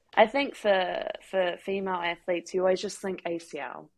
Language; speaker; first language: English; native; English